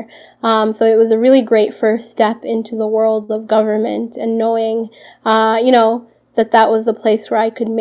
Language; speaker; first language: English; early bilingual, other home language; Arabic